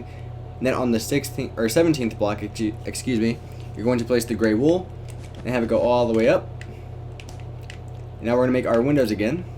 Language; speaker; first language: English; native; English